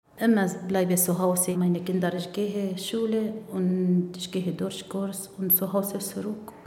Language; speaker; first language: German; non-native, learner; Arabic